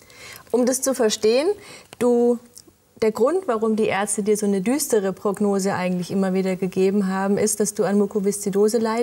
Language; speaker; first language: German; native; German